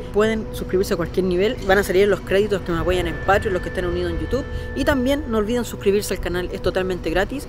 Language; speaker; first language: Spanish; native; Spanish